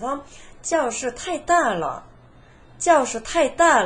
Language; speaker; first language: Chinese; non-native, fluent; Korean